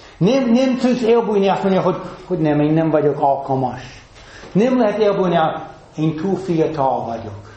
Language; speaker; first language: Hungarian; non-native, fluent; English